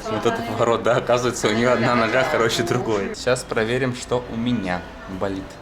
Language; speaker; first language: Russian; native; Russian